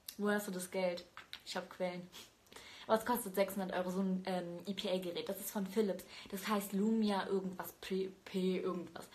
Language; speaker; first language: German; early bilingual, other home language; Turkish